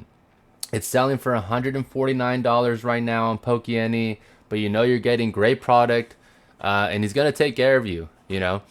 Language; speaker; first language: English; native; English